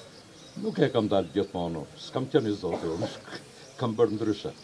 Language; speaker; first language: Albanian; native; Albanian